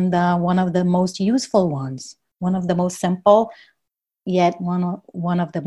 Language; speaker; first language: English; non-native, fluent; Portuguese